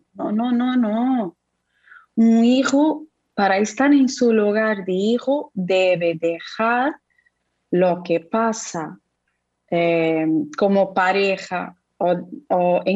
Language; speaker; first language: Spanish; non-native, fluent; Portuguese